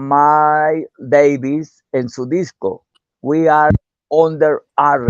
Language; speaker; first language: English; non-native, learner; Spanish